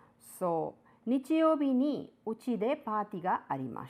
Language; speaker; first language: Japanese; non-native, fluent; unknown